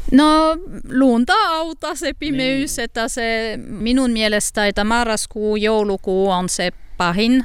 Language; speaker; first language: Finnish; non-native, learner; French